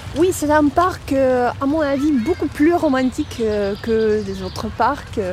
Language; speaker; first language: French; non-native, fluent; Russian